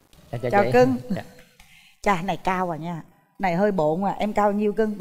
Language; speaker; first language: Vietnamese; native; Vietnamese